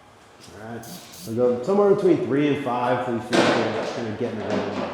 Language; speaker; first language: English; native; English